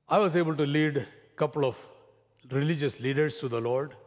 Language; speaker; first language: English; non-native, local second language; Malayalam